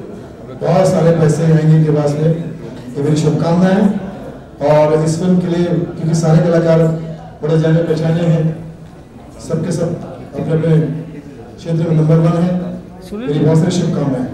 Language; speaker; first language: Hindi; native; Hindi